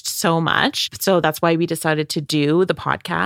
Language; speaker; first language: English; native; English